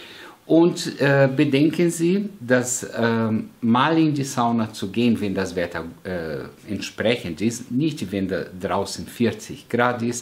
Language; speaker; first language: German; non-native, fluent; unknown